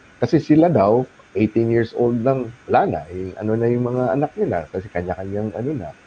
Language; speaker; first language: Filipino; non-native, local second language; Cebuano